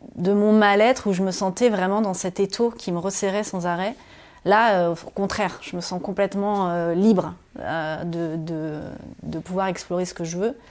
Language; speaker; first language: French; native; French